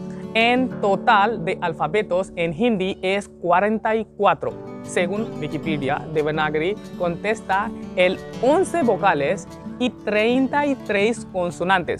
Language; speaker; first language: Spanish; non-native, learner; Hindi